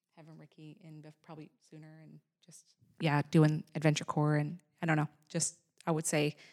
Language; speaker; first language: English; native; English